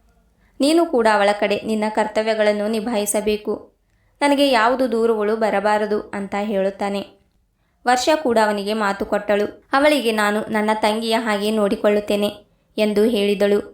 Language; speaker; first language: Kannada; native; Kannada